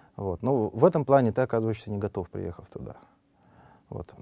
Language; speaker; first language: Russian; native; Russian